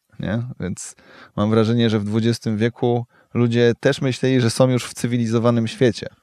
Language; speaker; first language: Polish; native; Polish